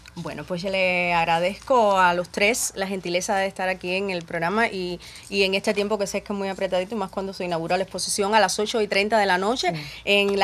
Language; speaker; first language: Spanish; native; Spanish